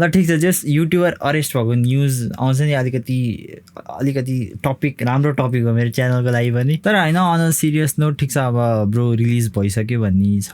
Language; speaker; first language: Nepali; native; Nepali